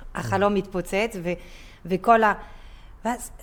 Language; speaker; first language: Hebrew; non-native, fluent; French